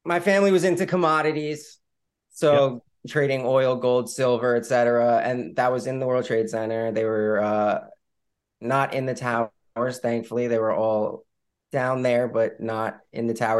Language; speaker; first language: English; native; English